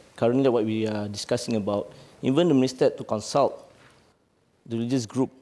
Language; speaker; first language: English; non-native, local second language; Malay